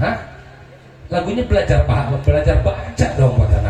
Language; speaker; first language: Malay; non-native, local second language; Sundanese